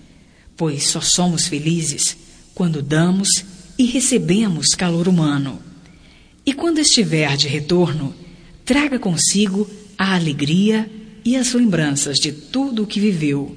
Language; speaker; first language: Portuguese; native; Portuguese